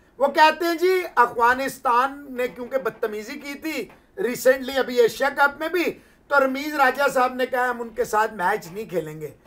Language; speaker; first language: Urdu; native; Urdu